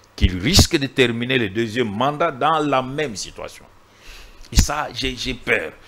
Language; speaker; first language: French; non-native, local second language; Swahili